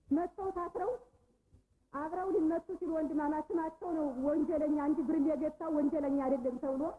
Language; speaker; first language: Amharic; native; Amharic